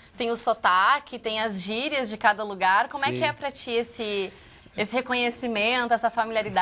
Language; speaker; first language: Portuguese; native; Portuguese